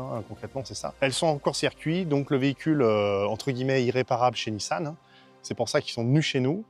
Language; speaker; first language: French; native; French